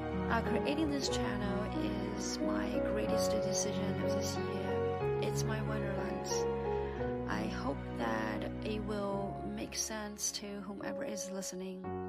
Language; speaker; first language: English; non-native, fluent; Chinese